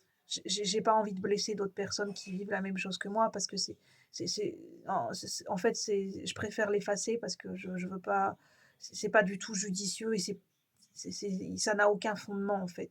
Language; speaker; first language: French; native; French